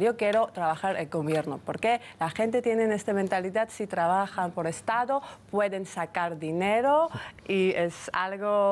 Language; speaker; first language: Spanish; non-native, fluent; Georgian